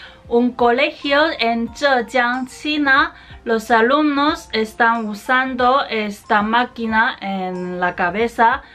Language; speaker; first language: Spanish; non-native, fluent; Chinese